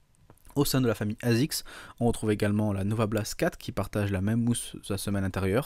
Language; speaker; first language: French; native; French